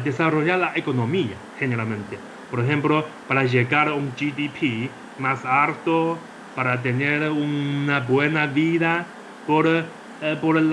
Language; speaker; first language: Spanish; non-native, fluent; Chinese